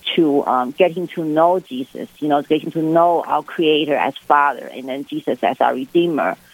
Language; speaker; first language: English; non-native, fluent; Chinese